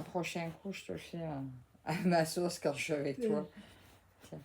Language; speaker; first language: French; native; French